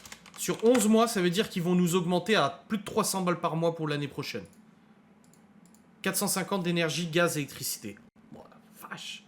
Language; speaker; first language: French; native; French